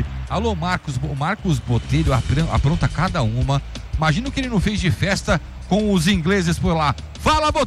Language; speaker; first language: Portuguese; native; Portuguese